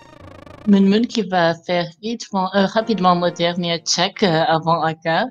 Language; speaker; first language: French; non-native, fluent; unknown